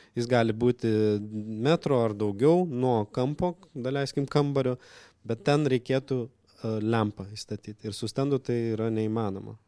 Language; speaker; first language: Lithuanian; non-native, local second language; Russian